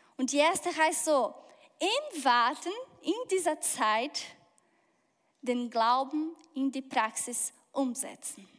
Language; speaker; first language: German; non-native, fluent; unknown